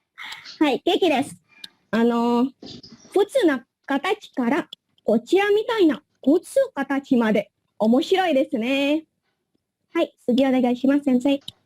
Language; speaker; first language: Japanese; non-native, learner; Indonesian